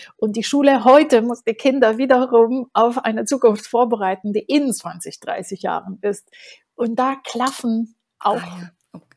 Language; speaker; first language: German; non-native, fluent; Romanian